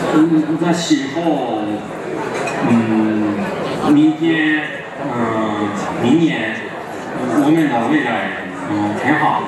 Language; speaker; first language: Chinese; non-native, learner; Japanese